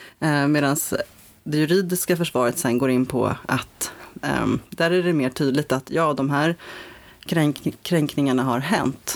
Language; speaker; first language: Swedish; native; Swedish